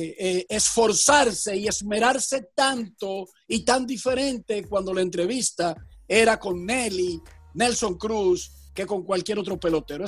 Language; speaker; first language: Spanish; native; Spanish